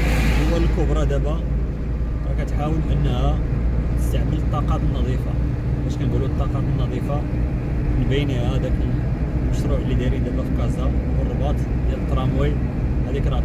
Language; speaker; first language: Arabic; native; Arabic